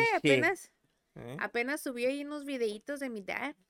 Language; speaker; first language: Spanish; native; Spanish